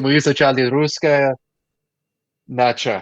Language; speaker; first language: Russian; non-native, learner; English